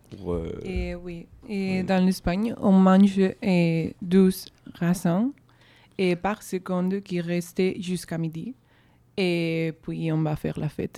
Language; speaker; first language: French; non-native, learner; Spanish